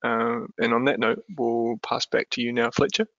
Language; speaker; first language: English; native; English